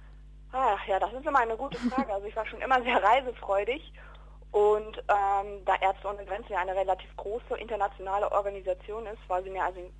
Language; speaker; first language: German; native; German